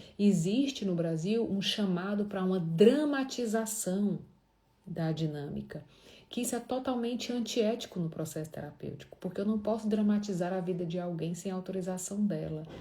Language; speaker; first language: Portuguese; native; Portuguese